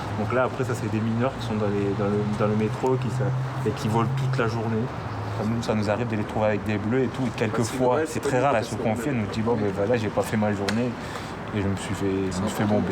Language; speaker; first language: French; native; French